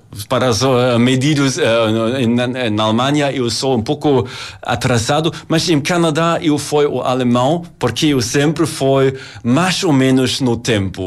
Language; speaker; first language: Portuguese; non-native, learner; German